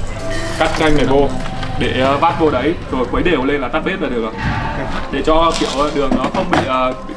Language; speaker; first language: Vietnamese; native; Vietnamese